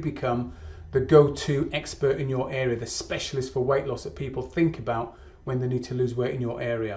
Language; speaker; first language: English; native; English